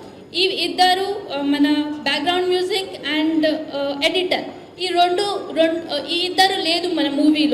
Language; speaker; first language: Telugu; non-native, learner; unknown